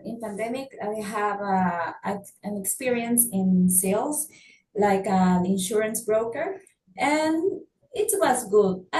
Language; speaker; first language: English; non-native, learner; Spanish